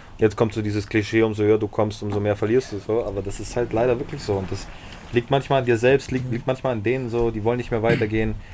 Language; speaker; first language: German; early bilingual, other home language; Russian